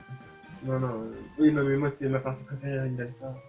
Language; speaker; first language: French; native; French